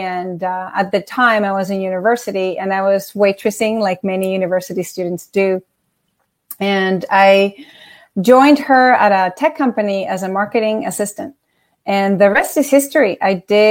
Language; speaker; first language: English; non-native, fluent; Spanish